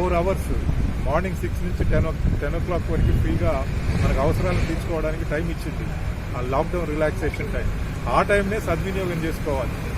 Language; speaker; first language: Telugu; native; Telugu